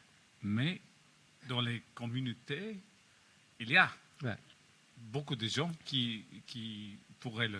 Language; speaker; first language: French; non-native, fluent; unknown